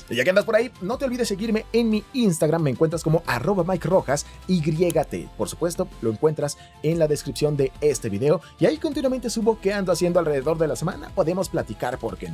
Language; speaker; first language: Spanish; native; Spanish